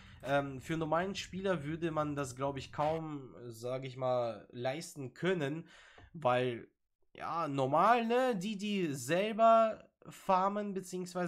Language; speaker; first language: German; native; German